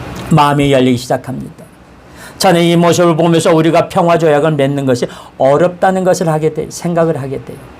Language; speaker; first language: Korean; native; Korean